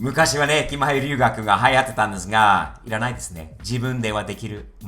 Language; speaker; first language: Japanese; non-native, fluent; English